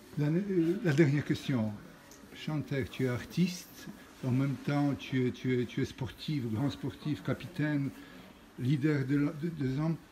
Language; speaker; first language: French; non-native, fluent; Polish